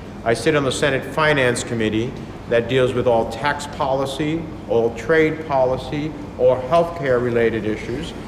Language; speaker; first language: English; early bilingual, other home language; Spanish